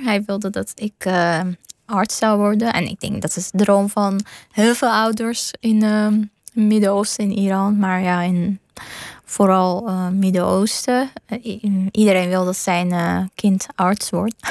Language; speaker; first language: Dutch; non-native, fluent; Persian